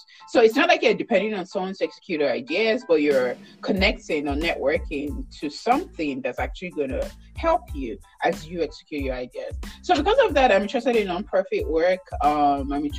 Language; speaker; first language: English; non-native, local second language; Yoruba